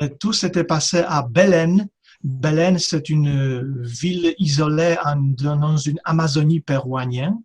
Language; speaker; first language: French; non-native, fluent; Polish